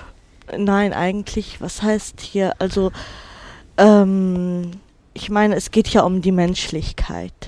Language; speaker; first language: German; non-native, fluent; Arabic